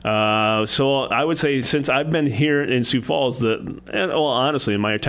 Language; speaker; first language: English; native; English